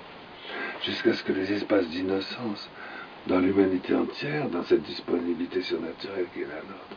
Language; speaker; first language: French; native; French